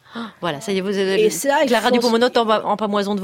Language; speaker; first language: French; native; French